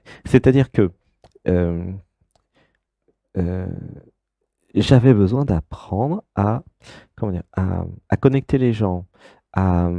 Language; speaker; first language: French; native; French